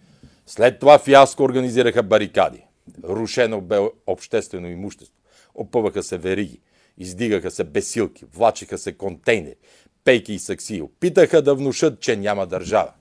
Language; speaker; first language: Bulgarian; native; Bulgarian